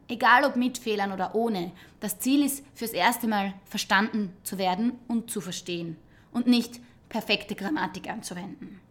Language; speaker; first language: German; native; German